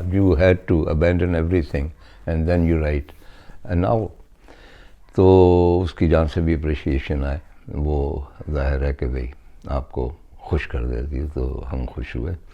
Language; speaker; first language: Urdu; non-native, local second language; Punjabi